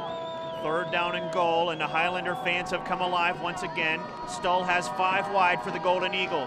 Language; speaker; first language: English; native; English